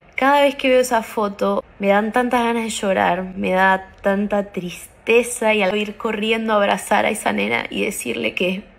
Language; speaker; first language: Spanish; native; Spanish